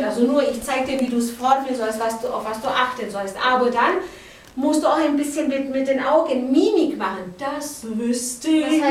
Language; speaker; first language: German; native; German